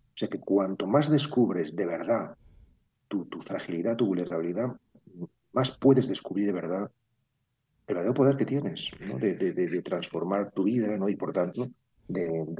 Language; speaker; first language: Spanish; native; Spanish